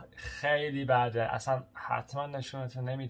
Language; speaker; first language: Persian; early bilingual, heritage; Persian